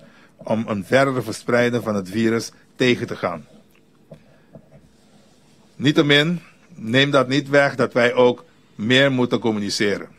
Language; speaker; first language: Dutch; native; Dutch